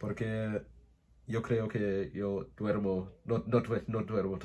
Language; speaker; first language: Spanish; non-native, learner; English